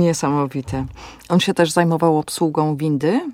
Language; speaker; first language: Polish; native; Polish